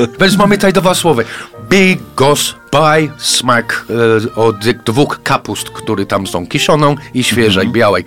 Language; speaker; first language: Polish; non-native, fluent; English